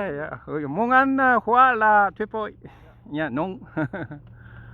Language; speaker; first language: Vietnamese; non-native, learner; Korean